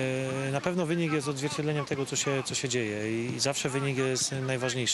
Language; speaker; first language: Polish; native; Polish